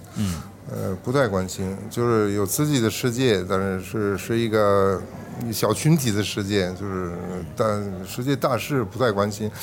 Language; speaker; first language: Chinese; non-native, fluent; Italian